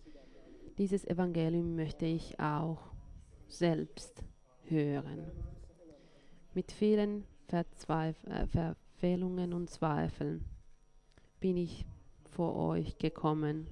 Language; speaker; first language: German; non-native, fluent; Finnish